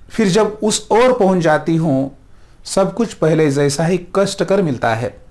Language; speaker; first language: Hindi; non-native, local second language; Marathi